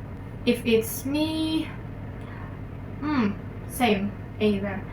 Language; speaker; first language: English; non-native, learner; Indonesian